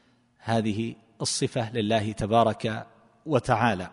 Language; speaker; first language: Arabic; native; Arabic